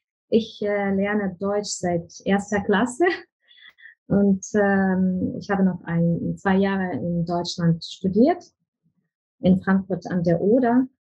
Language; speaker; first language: German; non-native, fluent; Ukrainian